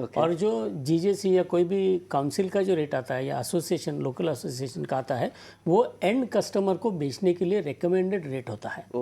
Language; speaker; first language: Hindi; non-native, local second language; Gujarati